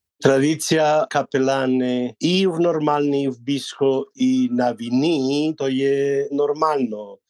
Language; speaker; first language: Ukrainian; non-native, learner; Spanish